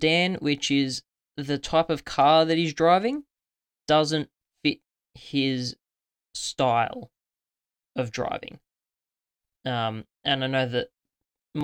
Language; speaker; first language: English; native; English